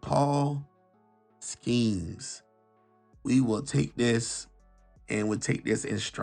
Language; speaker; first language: English; native; English